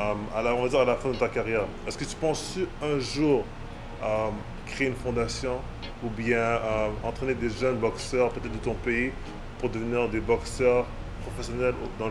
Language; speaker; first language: French; native; French